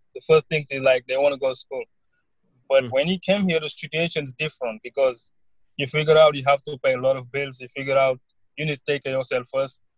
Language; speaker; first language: English; non-native, learner; Wolof